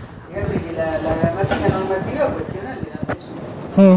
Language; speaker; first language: Spanish; native; Spanish